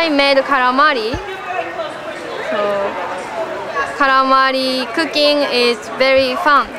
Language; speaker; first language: English; non-native, learner; Japanese